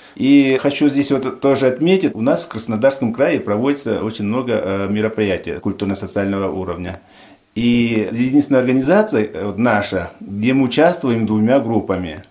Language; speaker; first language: Russian; non-native, local second language; Tajik